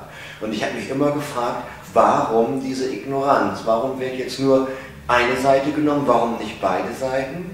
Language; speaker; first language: German; native; German